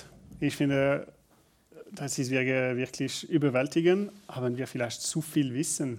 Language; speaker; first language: German; non-native, learner; French